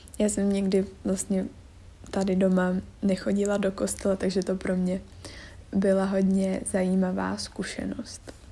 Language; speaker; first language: Czech; native; Czech